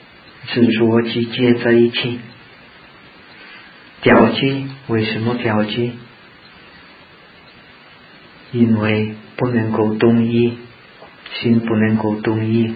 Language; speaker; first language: Chinese; non-native, fluent; Czech